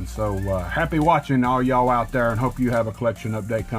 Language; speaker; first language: English; native; English